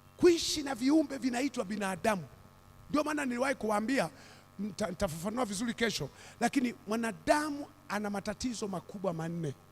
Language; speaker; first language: Swahili; native; Swahili